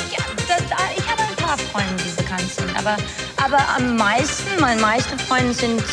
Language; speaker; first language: German; non-native, learner; Dutch